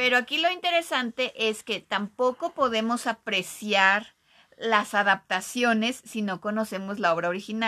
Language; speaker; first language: Spanish; native; Spanish